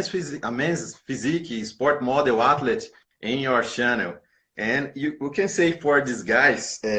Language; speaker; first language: English; non-native, learner; Portuguese